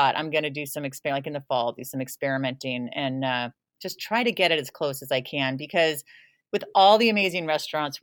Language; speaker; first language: English; native; English